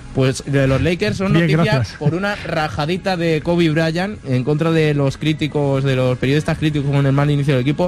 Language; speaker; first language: Spanish; native; Spanish